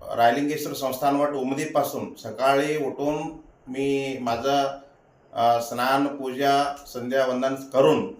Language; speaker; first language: Marathi; non-native, local second language; Kannada